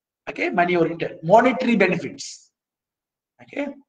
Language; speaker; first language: English; non-native, local second language; Malay